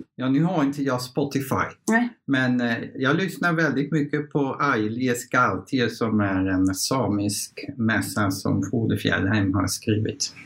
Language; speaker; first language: Swedish; non-native, fluent; Dutch